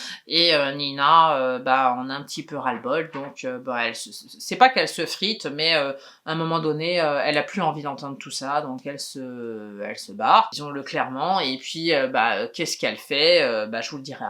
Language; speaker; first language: French; native; French